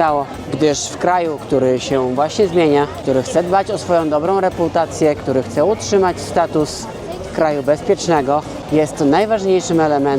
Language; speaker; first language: Polish; native; Polish